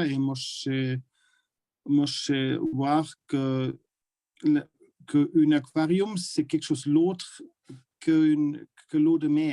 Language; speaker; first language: French; non-native, learner; German